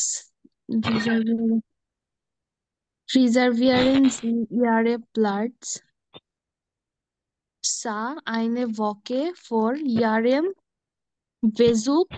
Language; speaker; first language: German; non-native, learner; Bangla